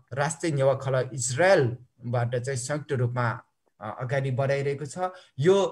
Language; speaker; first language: Nepali; non-native, local second language; Newari